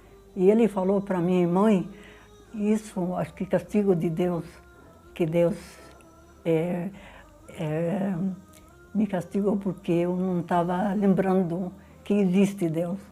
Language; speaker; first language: Portuguese; non-native, learner; Arabic